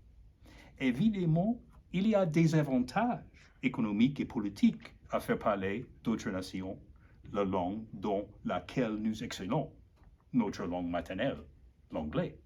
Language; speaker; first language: French; non-native, learner; English